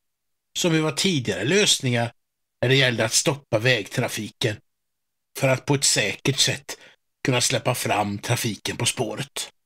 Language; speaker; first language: Swedish; native; Swedish